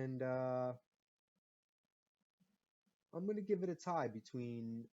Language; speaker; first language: English; native; English